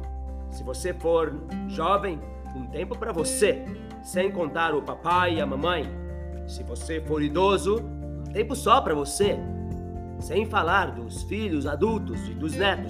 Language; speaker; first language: Portuguese; non-native, fluent; English